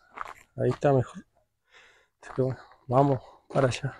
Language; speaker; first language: Spanish; native; Spanish